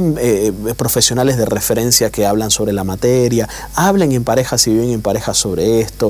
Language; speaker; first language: Spanish; native; Spanish